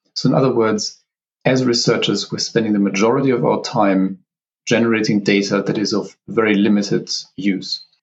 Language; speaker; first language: English; non-native, fluent; German